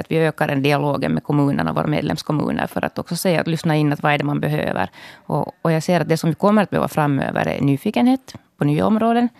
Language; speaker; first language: Swedish; native; Swedish